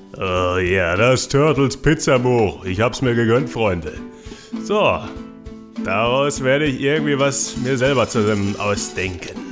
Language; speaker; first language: German; native; German